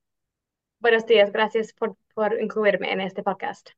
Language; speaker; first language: Spanish; non-native, fluent; English